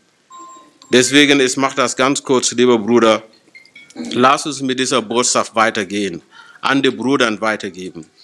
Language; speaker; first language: German; non-native, fluent; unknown